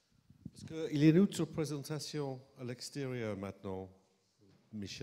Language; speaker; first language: French; non-native, fluent; English